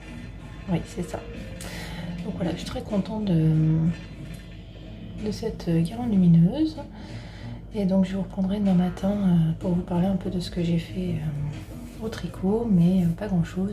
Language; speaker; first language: French; native; French